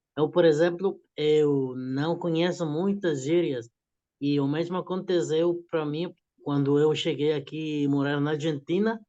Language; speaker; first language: Portuguese; non-native, fluent; Spanish